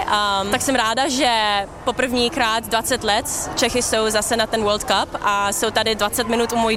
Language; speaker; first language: Czech; early bilingual, heritage; Czech